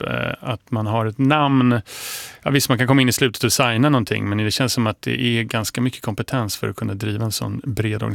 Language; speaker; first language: Swedish; non-native, fluent; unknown